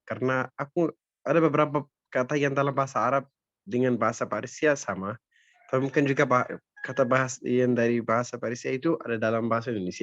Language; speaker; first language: Indonesian; non-native, learner; Arabic